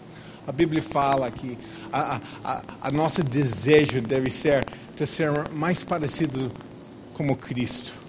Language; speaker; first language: Portuguese; non-native, fluent; English